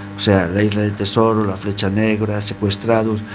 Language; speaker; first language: Spanish; non-native, local second language; Galician